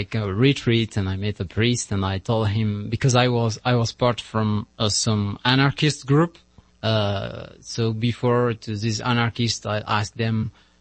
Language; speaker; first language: English; non-native, learner; French